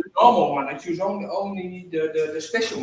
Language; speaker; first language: English; non-native, fluent; Dutch